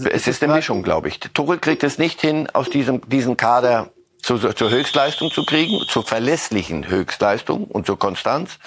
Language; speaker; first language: German; native; German